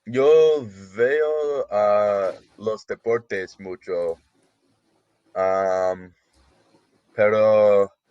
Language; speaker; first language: Spanish; non-native, learner; English